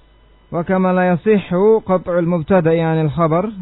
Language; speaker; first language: Arabic; non-native, fluent; Indonesian